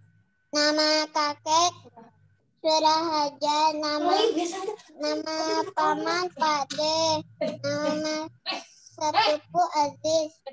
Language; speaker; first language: Indonesian; native; Indonesian